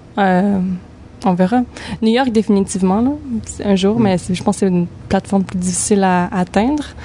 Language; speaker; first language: French; native; French